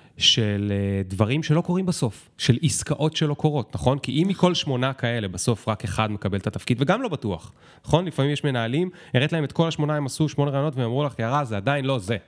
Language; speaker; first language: Hebrew; native; Hebrew